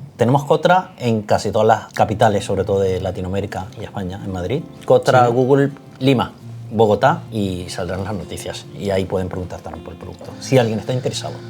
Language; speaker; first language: Spanish; native; Spanish